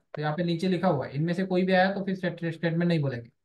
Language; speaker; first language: Hindi; non-native, local second language; Marathi